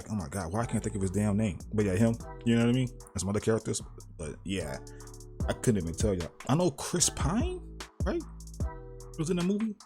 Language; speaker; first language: English; native; English